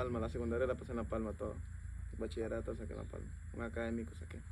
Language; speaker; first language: Spanish; native; Spanish